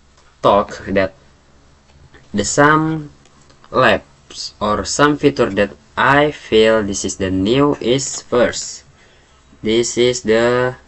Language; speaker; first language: English; non-native, learner; Indonesian